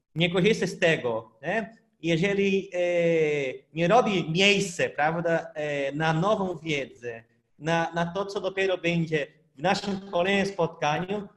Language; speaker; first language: Polish; non-native, fluent; Portuguese